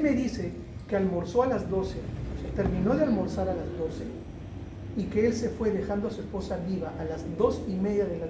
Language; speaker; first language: Spanish; native; Spanish